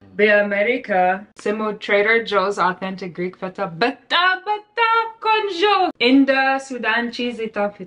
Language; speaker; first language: Amharic; non-native, learner; Arabic